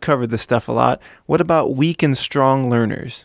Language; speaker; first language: English; native; English